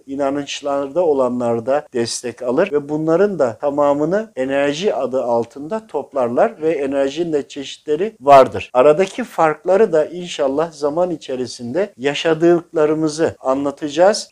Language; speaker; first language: Turkish; native; Turkish